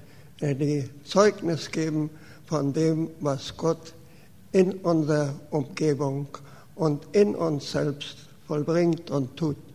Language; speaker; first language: German; early bilingual, heritage; German